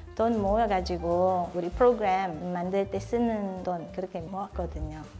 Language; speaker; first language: Korean; non-native, fluent; Filipino